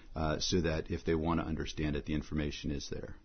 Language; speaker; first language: English; native; English